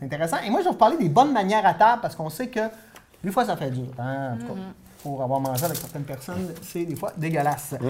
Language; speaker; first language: French; native; French